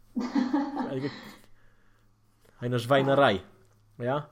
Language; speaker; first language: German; non-native, fluent; Romanian